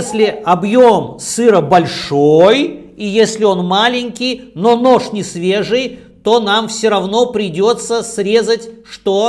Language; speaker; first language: Russian; native; Russian